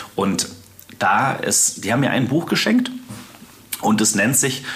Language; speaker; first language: German; native; German